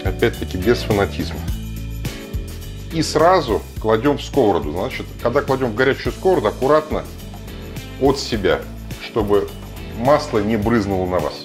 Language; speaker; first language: Russian; native; Russian